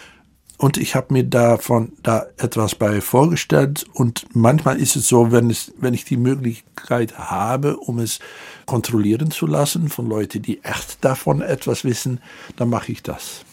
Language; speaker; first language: German; non-native, fluent; Dutch